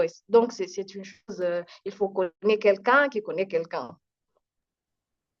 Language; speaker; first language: French; non-native, fluent; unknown